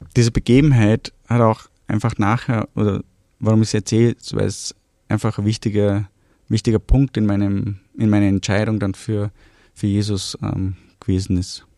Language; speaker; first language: German; early bilingual, other home language; Romanian